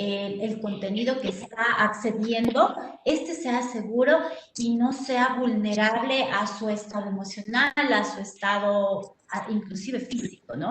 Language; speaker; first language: Spanish; native; Spanish